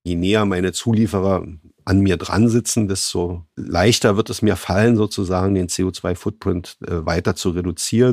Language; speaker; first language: German; native; German